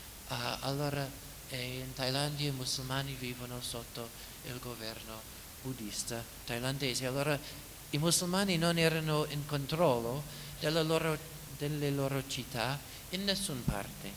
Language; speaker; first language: Italian; non-native, fluent; English